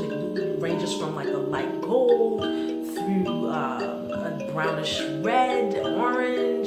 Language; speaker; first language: English; native; English